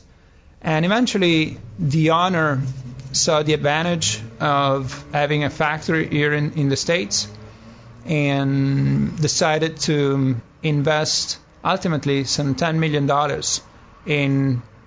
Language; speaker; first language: English; non-native, fluent; Italian